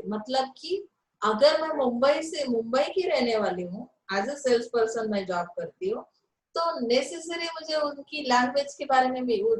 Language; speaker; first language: Hindi; non-native, local second language; Marathi